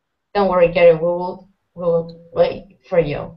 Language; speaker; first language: English; non-native, fluent; Spanish